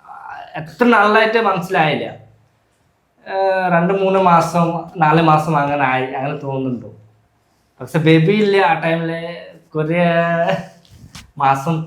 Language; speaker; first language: Malayalam; non-native, local second language; Bangla